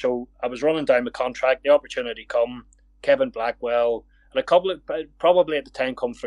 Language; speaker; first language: English; native; English